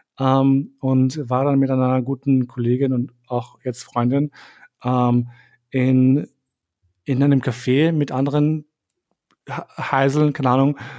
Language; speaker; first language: German; early bilingual, other home language; Albanian